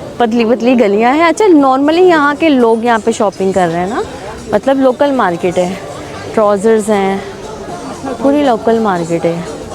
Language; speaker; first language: Urdu; native; Urdu